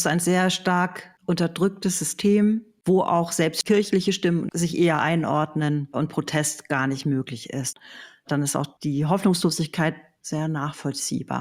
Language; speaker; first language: German; native; German